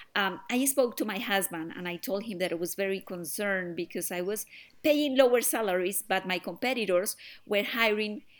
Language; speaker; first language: English; non-native, fluent; Spanish